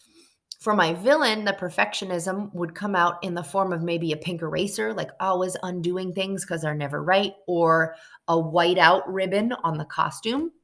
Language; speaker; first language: English; native; English